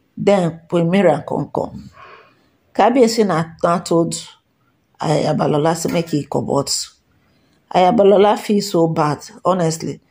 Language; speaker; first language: Nigerian Pidgin; non-native, local second language; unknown